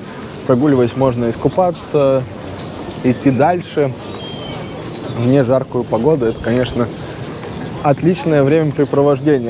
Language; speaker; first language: Russian; native; Russian